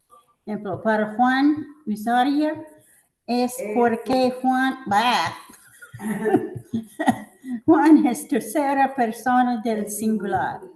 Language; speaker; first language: Spanish; non-native, learner; English